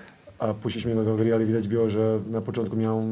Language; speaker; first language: Polish; non-native, fluent; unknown